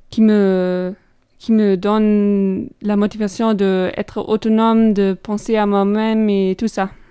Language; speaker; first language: French; non-native, learner; German